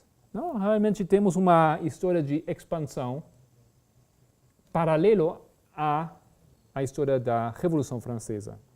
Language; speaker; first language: Portuguese; non-native, fluent; Spanish